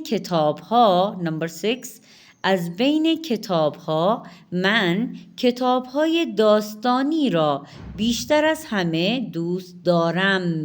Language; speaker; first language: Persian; non-native, fluent; Urdu